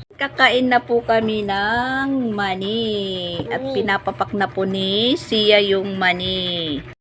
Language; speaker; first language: Filipino; native; Filipino